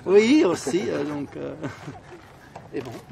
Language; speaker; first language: French; non-native, fluent; Spanish